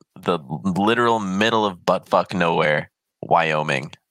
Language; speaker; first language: English; non-native, fluent; Polish